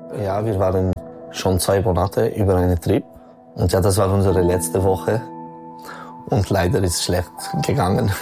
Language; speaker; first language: German; non-native, local second language; French